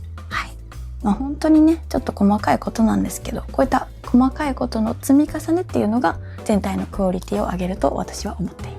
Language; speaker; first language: Japanese; native; Japanese